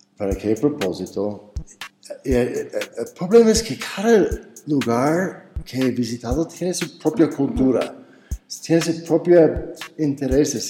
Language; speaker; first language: Spanish; non-native, fluent; English